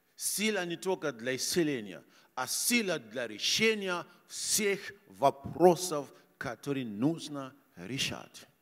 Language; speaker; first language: Russian; non-native, fluent; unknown